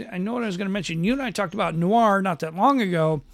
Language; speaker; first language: English; native; English